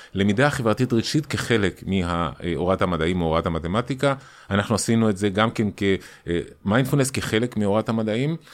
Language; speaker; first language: Hebrew; non-native, fluent; Spanish